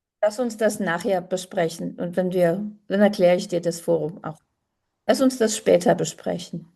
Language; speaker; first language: German; native; German